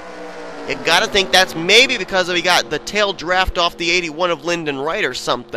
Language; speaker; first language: English; native; English